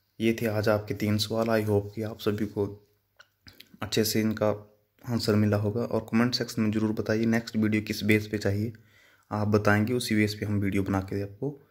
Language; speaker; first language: Hindi; native; Hindi